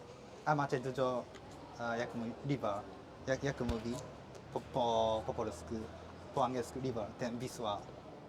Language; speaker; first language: Polish; non-native, learner; Japanese